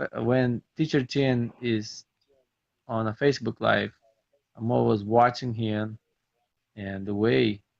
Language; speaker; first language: English; non-native, fluent; Portuguese